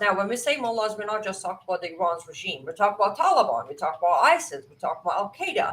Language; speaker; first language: English; non-native, fluent; Persian